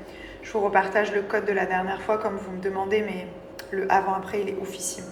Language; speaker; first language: French; native; French